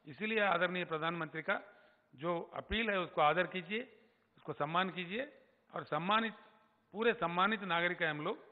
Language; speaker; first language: Hindi; non-native, local second language; Telugu